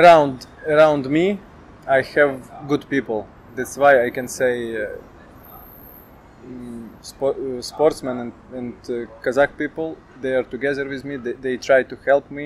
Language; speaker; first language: English; non-native, learner; Ukrainian